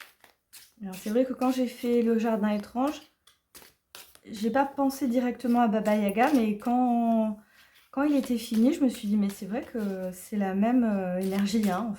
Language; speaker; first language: French; native; French